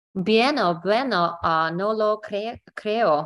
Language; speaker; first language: Spanish; non-native, learner; English